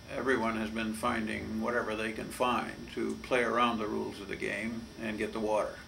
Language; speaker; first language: English; native; English